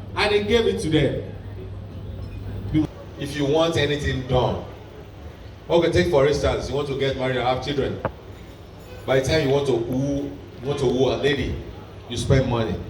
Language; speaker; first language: English; non-native, local second language; Yoruba